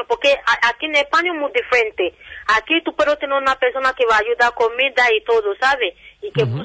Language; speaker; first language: Spanish; non-native, learner; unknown